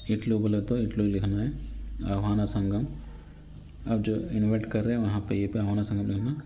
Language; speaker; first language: Hindi; non-native, local second language; Telugu